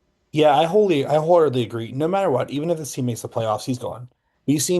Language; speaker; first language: English; native; English